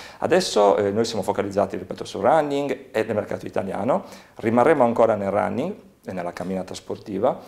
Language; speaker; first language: Italian; native; Italian